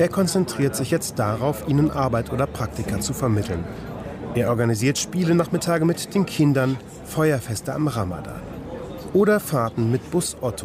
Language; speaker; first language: German; native; German